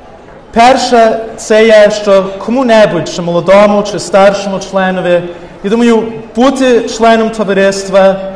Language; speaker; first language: Ukrainian; early bilingual, heritage; Ukrainian